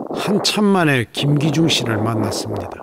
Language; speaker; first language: Korean; native; Korean